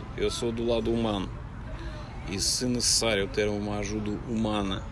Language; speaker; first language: Portuguese; non-native, fluent; Russian